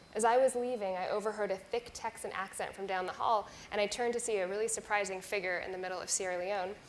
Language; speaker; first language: English; native; English